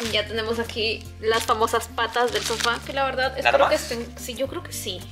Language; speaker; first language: Spanish; native; Spanish